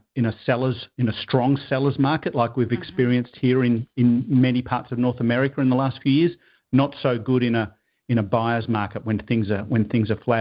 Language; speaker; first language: English; native; English